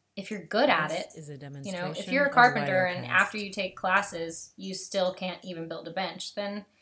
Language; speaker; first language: English; native; English